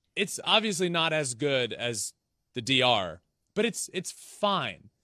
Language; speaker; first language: English; native; English